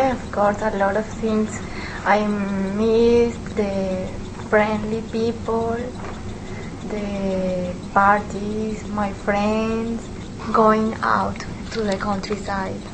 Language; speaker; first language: English; non-native, learner; Spanish